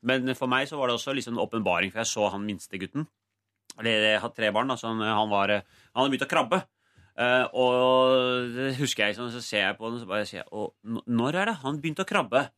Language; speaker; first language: Norwegian; early bilingual, other home language; Urdu